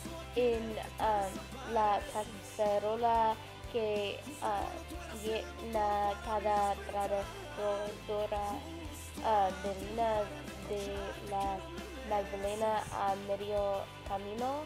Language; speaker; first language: Spanish; non-native, learner; English